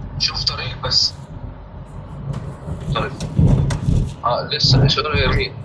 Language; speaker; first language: Arabic; non-native, learner; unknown